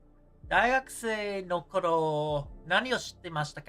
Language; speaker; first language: Japanese; non-native, learner; English